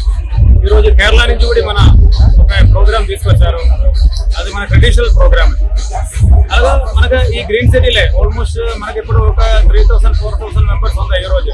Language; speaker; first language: Telugu; non-native, local second language; Malayalam